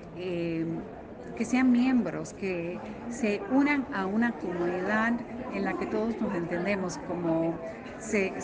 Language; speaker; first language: Spanish; native; Spanish